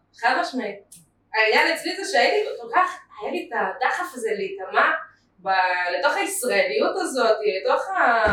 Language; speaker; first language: Hebrew; early bilingual, other home language; Russian